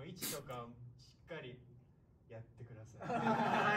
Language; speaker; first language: Japanese; native; Japanese